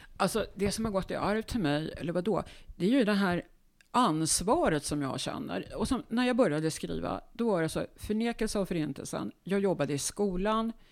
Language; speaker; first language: Swedish; native; Swedish